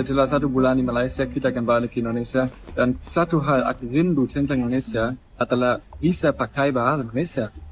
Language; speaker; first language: Indonesian; non-native, learner; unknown